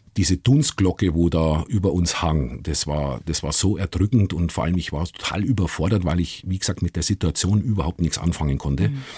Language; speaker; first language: German; native; German